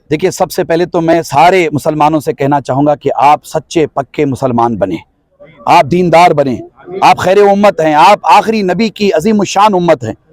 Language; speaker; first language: Urdu; native; Urdu